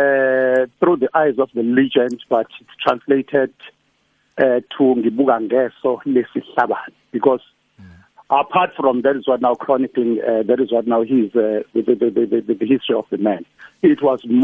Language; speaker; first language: English; non-native, local second language; Zulu